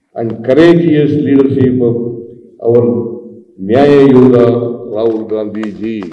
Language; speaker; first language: English; non-native, local second language; Kannada